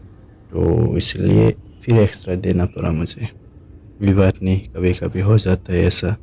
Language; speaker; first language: Hindi; non-native, local second language; Kok Borok